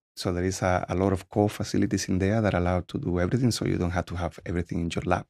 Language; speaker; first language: English; non-native, fluent; Spanish